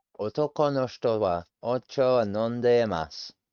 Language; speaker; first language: Japanese; non-native, learner; English